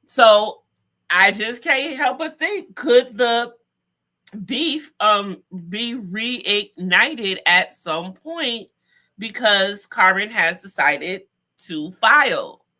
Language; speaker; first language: English; native; English